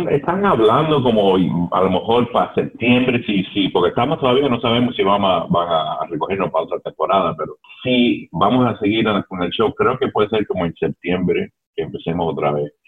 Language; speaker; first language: Spanish; early bilingual, heritage; Spanish